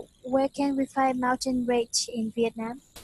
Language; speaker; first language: English; non-native, fluent; Vietnamese